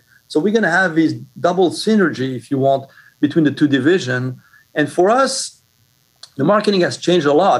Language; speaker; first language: English; non-native, fluent; French